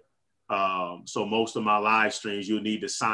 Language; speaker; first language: English; native; English